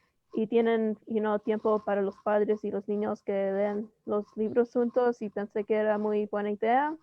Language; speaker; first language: Spanish; early bilingual, heritage; Spanish